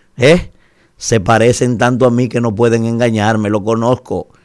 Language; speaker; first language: Spanish; native; Spanish